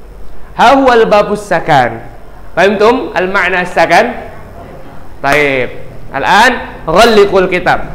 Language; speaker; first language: Arabic; non-native, fluent; Indonesian